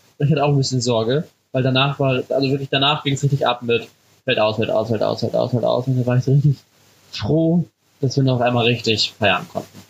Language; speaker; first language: German; native; German